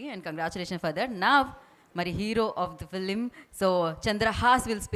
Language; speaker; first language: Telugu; native; Telugu